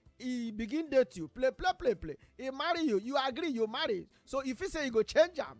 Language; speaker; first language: Nigerian Pidgin; native; Nigerian Pidgin